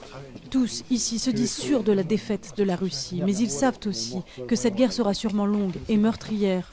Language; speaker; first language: French; native; French